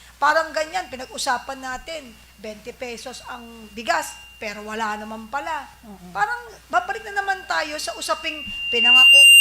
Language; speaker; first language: Filipino; native; Filipino